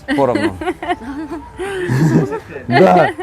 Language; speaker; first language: Russian; native; Russian